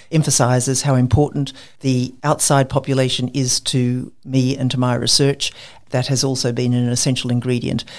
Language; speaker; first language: English; native; English